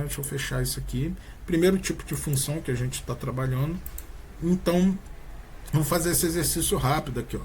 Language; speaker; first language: Portuguese; native; Portuguese